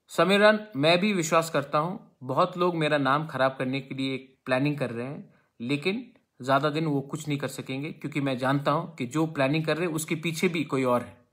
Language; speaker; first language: Hindi; non-native, local second language; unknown